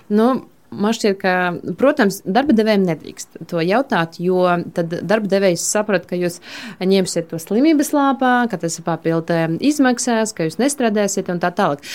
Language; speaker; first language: Latvian; non-native, local second language; Russian